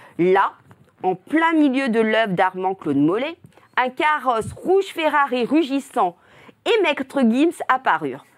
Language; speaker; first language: French; native; French